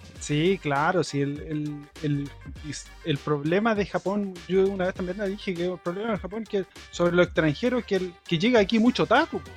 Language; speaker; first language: Spanish; native; Spanish